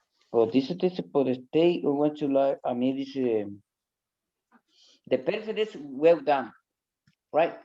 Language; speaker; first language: English; non-native, learner; Spanish